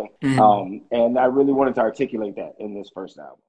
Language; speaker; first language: English; native; English